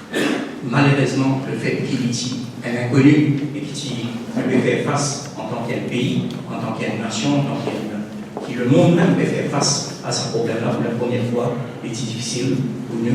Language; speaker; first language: French; non-native, local second language; Morisyen